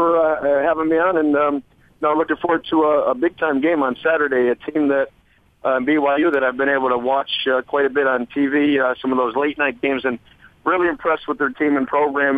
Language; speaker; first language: English; native; English